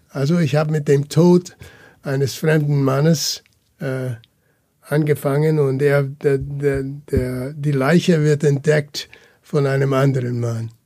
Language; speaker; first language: German; early bilingual, heritage; German